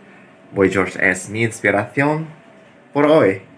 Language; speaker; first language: Spanish; non-native, learner; Indonesian